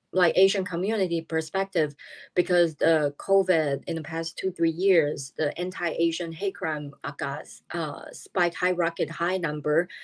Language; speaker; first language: English; non-native, fluent; Chinese